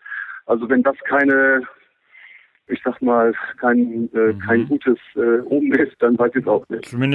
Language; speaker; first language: German; native; German